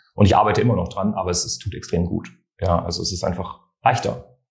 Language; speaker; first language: German; non-native, fluent; French